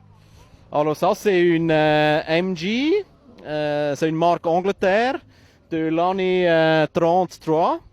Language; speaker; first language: French; non-native, learner; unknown